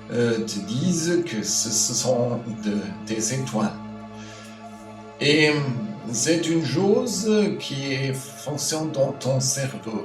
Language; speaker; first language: French; non-native, fluent; German